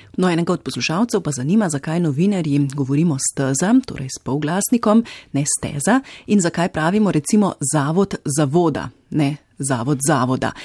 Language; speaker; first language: Slovenian; native; Slovenian